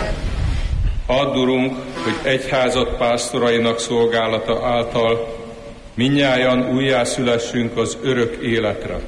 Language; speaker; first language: Hungarian; native; Hungarian